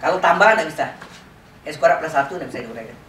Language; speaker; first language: Indonesian; native; Indonesian